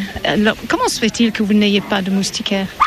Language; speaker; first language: French; native; French